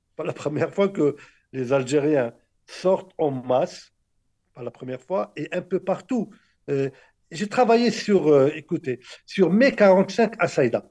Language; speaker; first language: French; non-native, local second language; Arabic